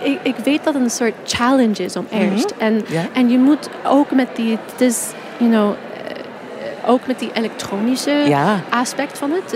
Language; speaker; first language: Dutch; non-native, fluent; English